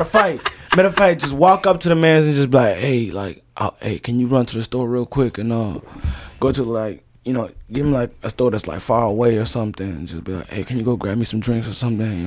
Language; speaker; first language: English; early bilingual, other home language; Rundi